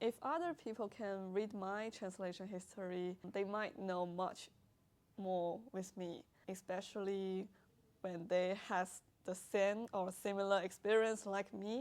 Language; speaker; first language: English; non-native, learner; Chinese